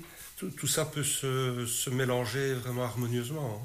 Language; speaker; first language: French; native; French